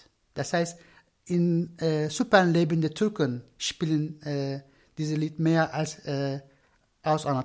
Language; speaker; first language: German; non-native, learner; Turkish